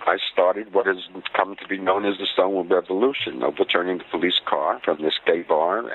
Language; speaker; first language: English; native; English